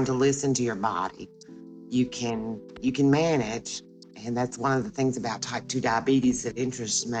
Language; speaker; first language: English; native; English